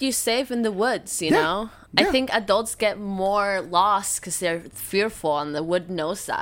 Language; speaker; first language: English; non-native, fluent; Spanish